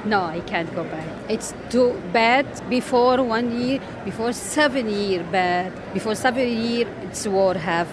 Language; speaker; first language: English; non-native, learner; Arabic